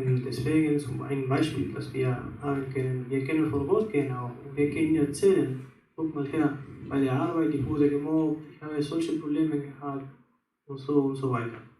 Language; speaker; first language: German; non-native, fluent; Spanish